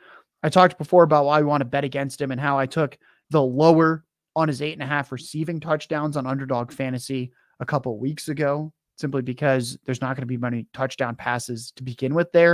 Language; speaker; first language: English; native; English